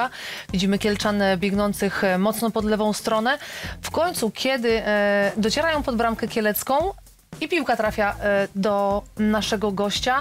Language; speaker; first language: Polish; native; Polish